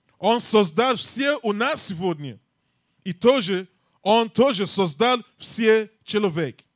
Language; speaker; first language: Russian; non-native, learner; English